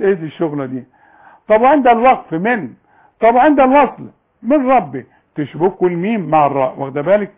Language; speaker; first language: Arabic; native; Arabic